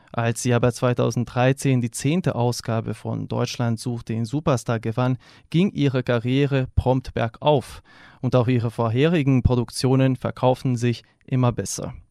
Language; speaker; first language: German; non-native, fluent; Serbian